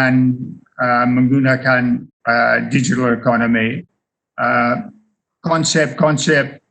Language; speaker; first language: Indonesian; non-native, fluent; English